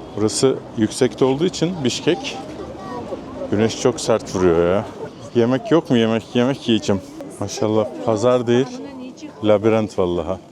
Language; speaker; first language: Turkish; native; Turkish